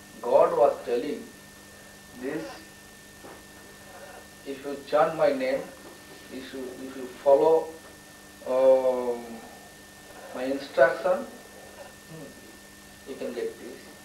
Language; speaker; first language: English; non-native, local second language; Bangla